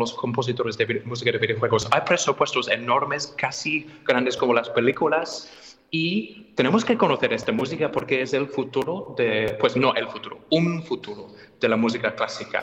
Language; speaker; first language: Spanish; non-native, fluent; English